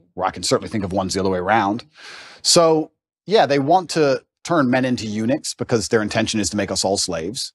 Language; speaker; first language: English; native; English